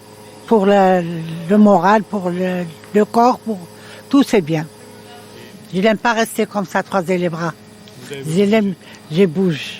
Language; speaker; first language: French; non-native, learner; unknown